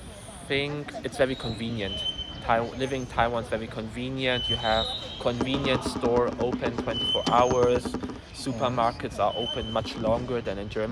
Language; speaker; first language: English; non-native, fluent; German